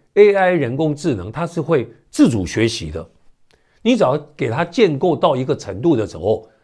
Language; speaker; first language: Chinese; native; Chinese